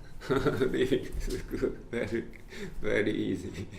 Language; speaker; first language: English; non-native, fluent; Japanese